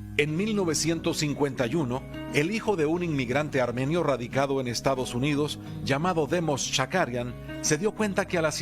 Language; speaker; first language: Spanish; native; Spanish